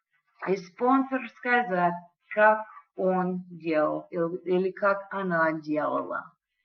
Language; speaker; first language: Russian; non-native, learner; English